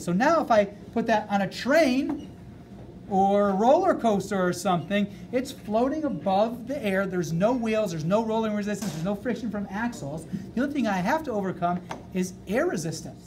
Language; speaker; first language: English; native; English